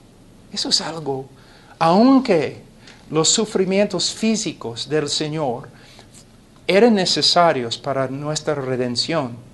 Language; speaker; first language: Spanish; non-native, fluent; English